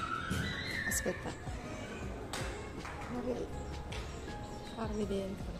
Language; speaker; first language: Italian; non-native, learner; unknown